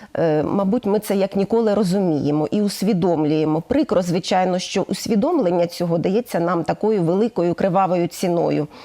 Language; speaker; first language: Ukrainian; native; Ukrainian